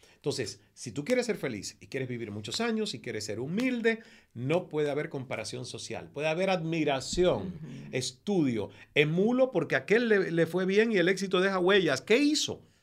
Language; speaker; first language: Spanish; native; Spanish